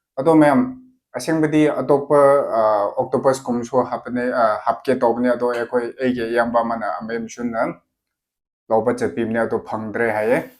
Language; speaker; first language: Manipuri; non-native, local second language; Tangkhul Naga (India)